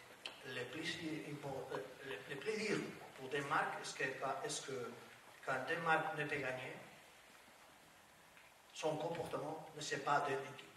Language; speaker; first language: French; non-native, learner; Spanish